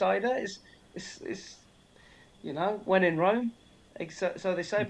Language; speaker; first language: English; native; English